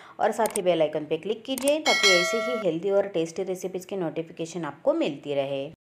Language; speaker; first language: Hindi; native; Hindi